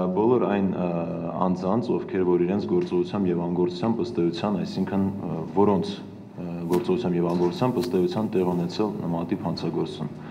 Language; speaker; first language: Armenian; native; Armenian